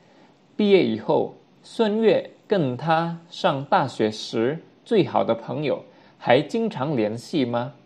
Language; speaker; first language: Chinese; non-native, fluent; Indonesian